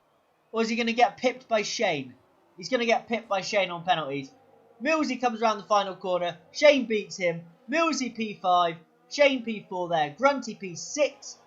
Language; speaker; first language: English; native; English